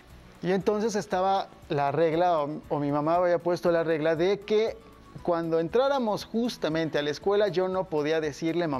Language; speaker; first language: Spanish; native; Spanish